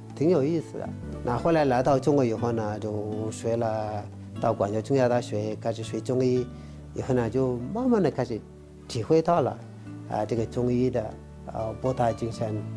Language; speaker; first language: Chinese; non-native, fluent; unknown